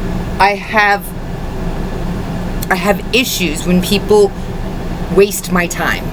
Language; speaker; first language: English; native; English